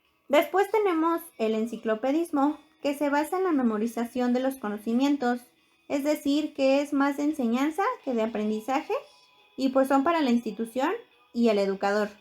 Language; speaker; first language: Spanish; native; Spanish